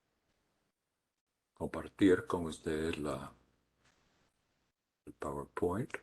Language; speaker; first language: Spanish; non-native, fluent; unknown